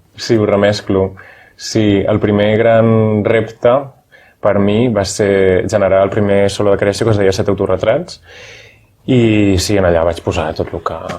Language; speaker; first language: Catalan; native; Catalan